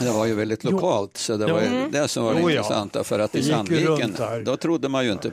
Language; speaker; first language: Swedish; native; Swedish